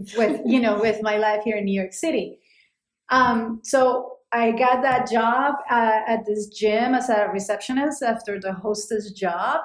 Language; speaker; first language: English; non-native, fluent; Spanish